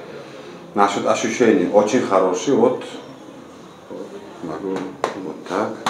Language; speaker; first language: Russian; non-native, local second language; Uzbek